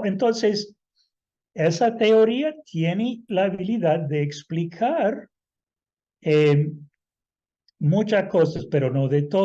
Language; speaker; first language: Spanish; non-native, fluent; English